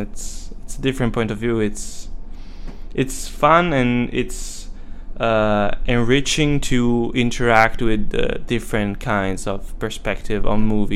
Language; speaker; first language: English; non-native, fluent; Italian